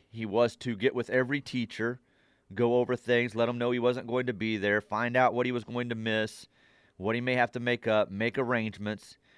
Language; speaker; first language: English; native; English